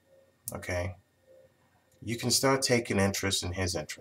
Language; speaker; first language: English; native; English